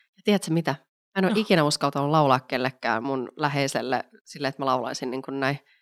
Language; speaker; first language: Finnish; native; Finnish